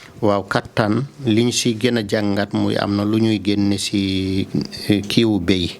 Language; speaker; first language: Wolof; non-native, local second language; Fula